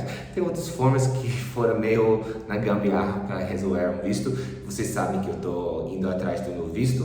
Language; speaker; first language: Portuguese; early bilingual, other home language; English